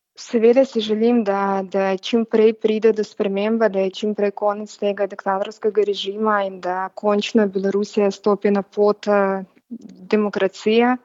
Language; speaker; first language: Slovenian; non-native, fluent; Russian